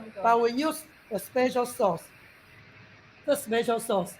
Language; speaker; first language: English; non-native, learner; Chinese